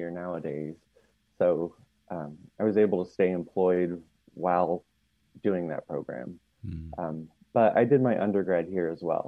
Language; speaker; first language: English; native; English